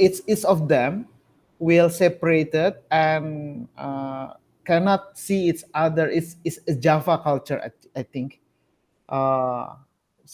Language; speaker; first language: English; non-native, learner; Indonesian